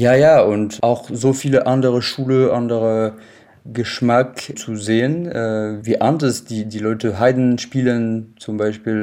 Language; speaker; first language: German; non-native, fluent; French